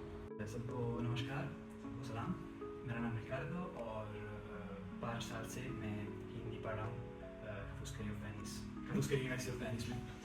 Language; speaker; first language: Hindi; non-native, learner; Italian